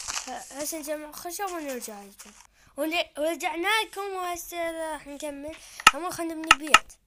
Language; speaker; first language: Arabic; early bilingual, heritage; Arabic